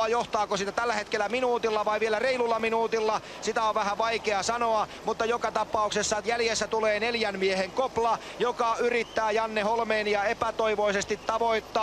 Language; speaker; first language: Finnish; native; Finnish